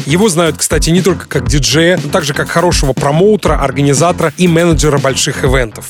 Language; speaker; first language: Russian; native; Russian